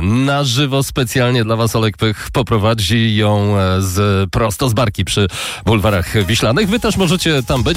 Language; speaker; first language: Polish; native; Polish